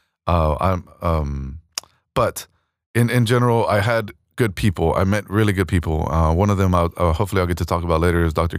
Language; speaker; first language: English; early bilingual, other home language; Spanish